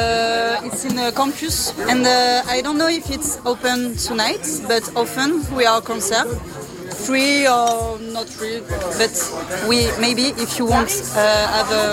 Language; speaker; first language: English; non-native, learner; French